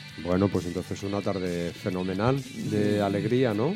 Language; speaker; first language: Spanish; native; Spanish